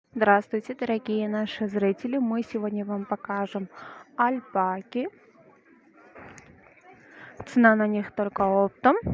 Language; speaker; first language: Russian; non-native, local second language; Kyrgyz